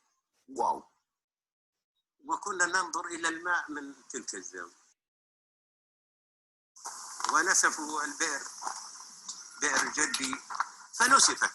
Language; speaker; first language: Arabic; native; Arabic